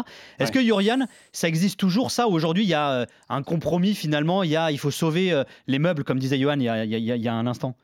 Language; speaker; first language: French; native; French